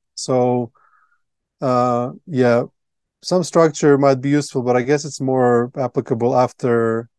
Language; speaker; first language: English; non-native, fluent; Latvian